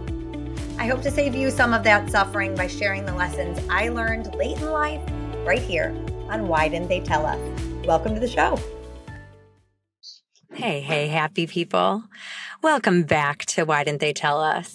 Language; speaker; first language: English; native; English